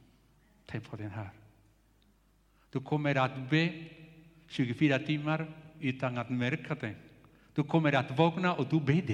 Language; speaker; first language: Swedish; non-native, fluent; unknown